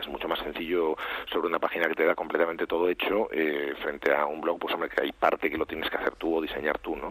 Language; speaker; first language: Spanish; native; Spanish